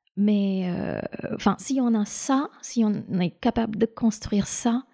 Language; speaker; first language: French; non-native, fluent; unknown